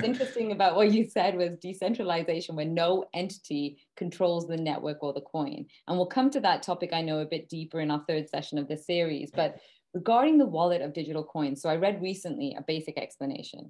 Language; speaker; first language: English; native; English